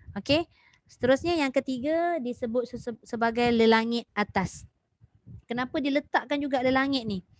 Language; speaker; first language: Malay; native; Malay